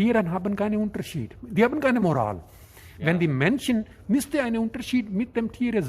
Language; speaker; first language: German; non-native, learner; Urdu